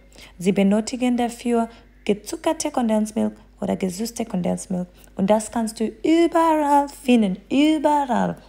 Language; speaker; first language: German; non-native, fluent; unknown